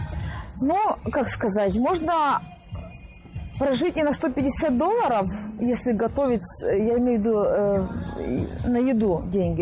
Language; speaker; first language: Russian; native; Russian